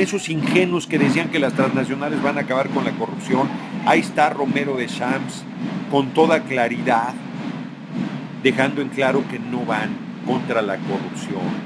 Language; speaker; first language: Spanish; native; Spanish